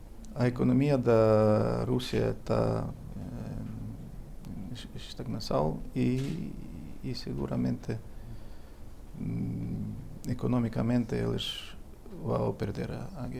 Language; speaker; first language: Portuguese; non-native, fluent; Ukrainian